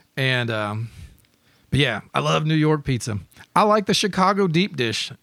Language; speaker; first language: English; native; English